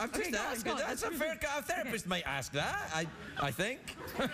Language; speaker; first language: English; native; English